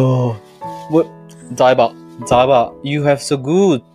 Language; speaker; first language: English; non-native, learner; Indonesian